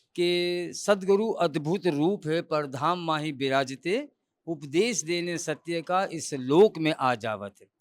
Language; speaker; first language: Urdu; non-native, local second language; Gujarati